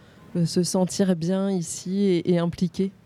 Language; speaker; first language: French; native; French